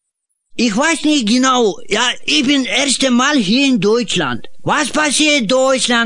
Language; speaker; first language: German; non-native, learner; Turkish